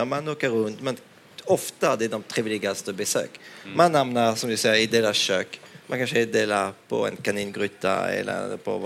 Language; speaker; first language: Swedish; non-native, fluent; French